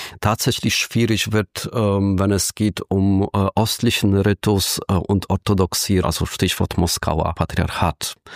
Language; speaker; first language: German; non-native, fluent; Polish